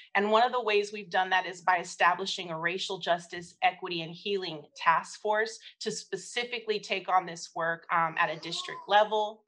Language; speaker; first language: English; native; English